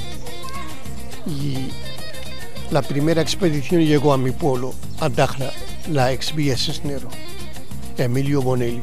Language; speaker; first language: Spanish; non-native, local second language; Arabic